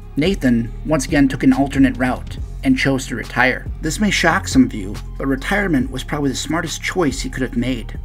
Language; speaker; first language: English; native; English